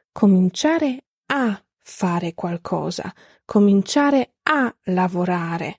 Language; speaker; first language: Italian; non-native, fluent; Polish